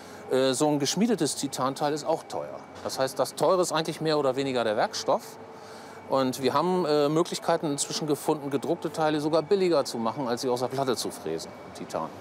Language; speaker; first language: German; native; German